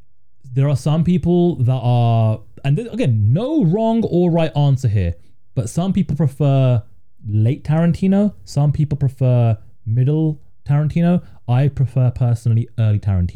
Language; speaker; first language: English; native; English